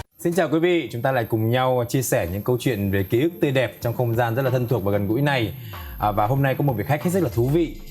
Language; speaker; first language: Vietnamese; native; Vietnamese